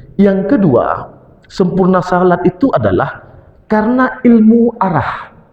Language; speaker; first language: Malay; non-native, local second language; Achinese